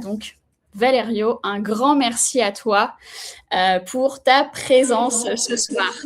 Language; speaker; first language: French; native; French